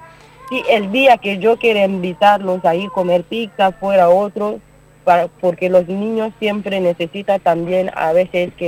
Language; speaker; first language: Spanish; non-native, learner; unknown